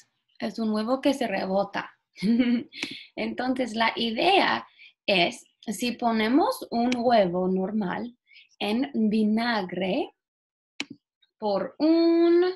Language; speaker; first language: Spanish; non-native, fluent; English